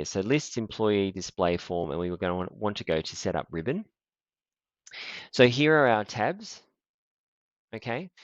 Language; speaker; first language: English; native; English